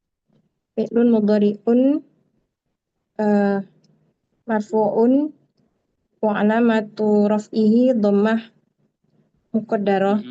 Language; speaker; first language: Arabic; non-native, learner; Indonesian